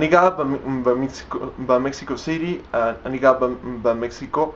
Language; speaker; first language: Hebrew; non-native, learner; Spanish